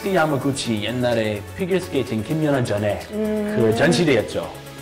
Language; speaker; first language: Korean; non-native, fluent; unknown